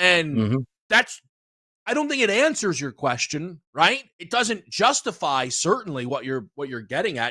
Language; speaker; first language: English; native; English